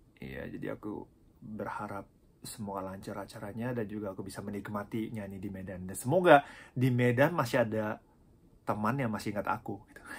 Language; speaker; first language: Indonesian; non-native, fluent; Japanese